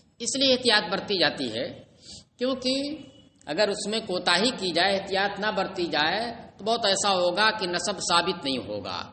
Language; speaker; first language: Urdu; native; Urdu